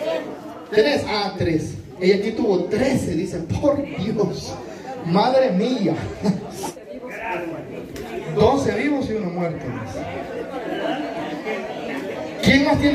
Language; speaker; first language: Spanish; native; Spanish